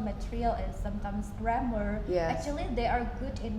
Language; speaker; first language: English; non-native, learner; Indonesian